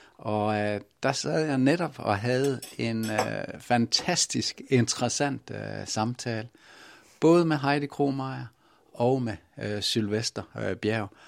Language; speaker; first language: Danish; native; Danish